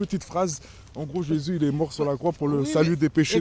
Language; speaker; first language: French; native; French